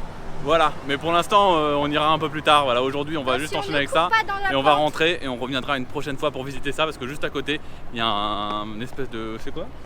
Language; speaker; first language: French; native; French